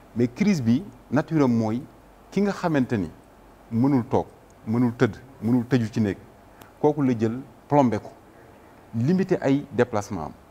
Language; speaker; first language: Wolof; native; Wolof